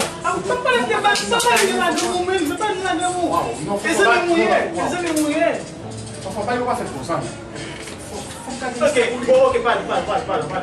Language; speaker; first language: Portuguese; non-native, learner; Haitian Creole